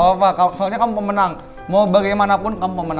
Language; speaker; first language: Indonesian; native; Indonesian